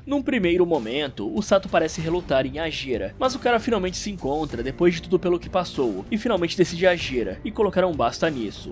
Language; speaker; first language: Portuguese; native; Portuguese